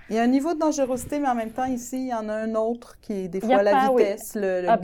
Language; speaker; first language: French; native; French